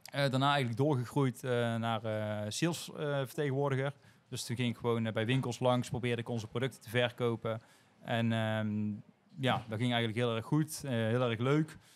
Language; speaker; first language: Dutch; native; Dutch